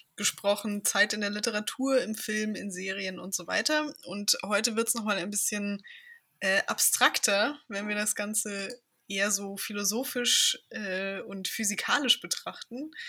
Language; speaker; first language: German; native; German